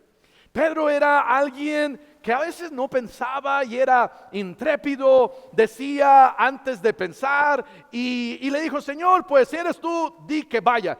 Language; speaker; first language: Spanish; native; Spanish